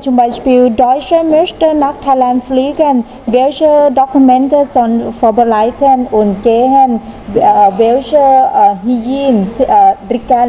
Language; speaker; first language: German; non-native, learner; Thai